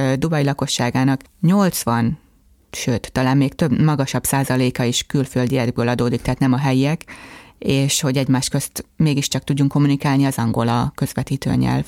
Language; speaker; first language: Hungarian; native; Hungarian